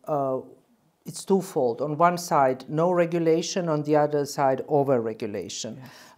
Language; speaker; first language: English; non-native, fluent; Bosnian